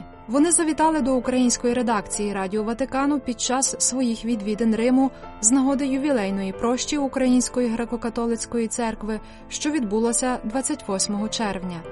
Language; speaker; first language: Ukrainian; native; Ukrainian